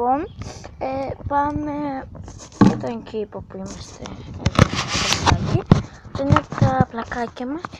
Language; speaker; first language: Greek; early bilingual, other home language; Bulgarian